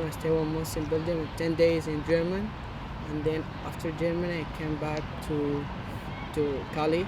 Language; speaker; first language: English; non-native, learner; Arabic